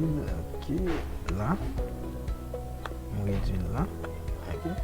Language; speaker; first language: French; non-native, local second language; Haitian Creole